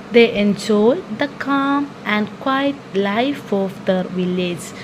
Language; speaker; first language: English; non-native, local second language; Malayalam